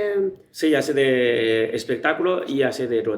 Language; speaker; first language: Spanish; non-native, learner; Chinese